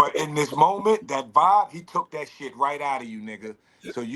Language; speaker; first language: English; native; English